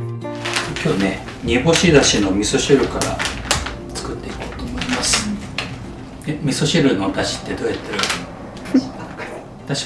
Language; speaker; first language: Japanese; native; Japanese